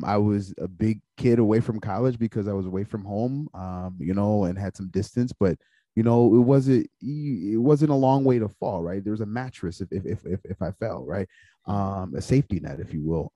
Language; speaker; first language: English; native; English